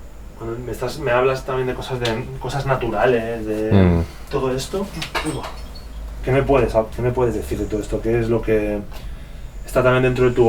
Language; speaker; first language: Spanish; native; Spanish